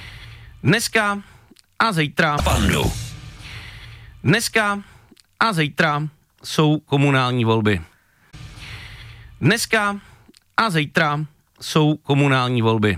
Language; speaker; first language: Czech; native; Czech